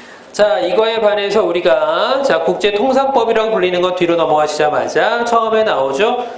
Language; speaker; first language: Korean; native; Korean